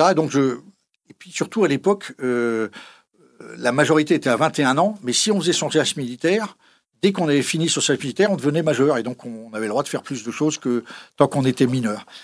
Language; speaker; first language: French; native; French